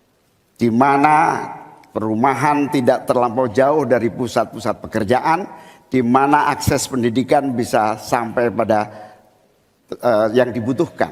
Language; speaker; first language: Indonesian; native; Indonesian